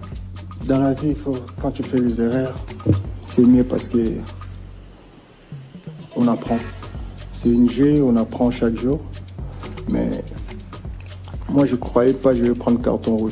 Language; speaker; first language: French; non-native, local second language; Lingala